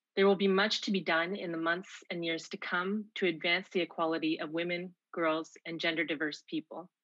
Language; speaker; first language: English; native; English